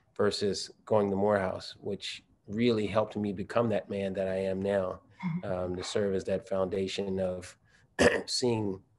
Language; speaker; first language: English; native; English